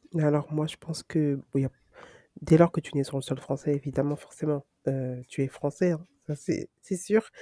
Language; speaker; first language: French; native; French